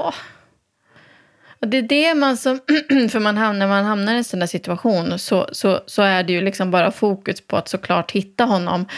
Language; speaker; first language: Swedish; native; Swedish